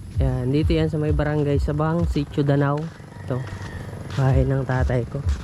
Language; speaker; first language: Filipino; native; Filipino